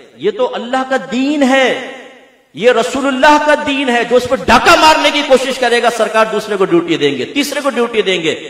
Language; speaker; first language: Urdu; native; Urdu